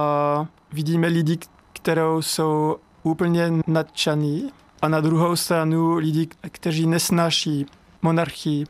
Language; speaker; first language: Czech; non-native, learner; French